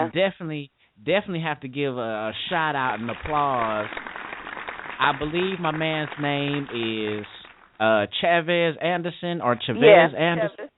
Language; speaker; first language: English; native; English